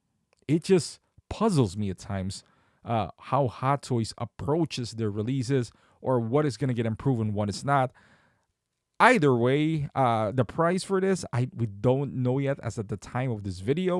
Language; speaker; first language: English; native; English